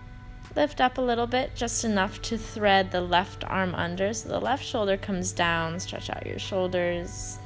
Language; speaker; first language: English; native; English